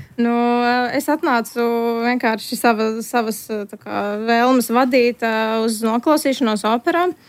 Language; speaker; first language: Latvian; native; Latvian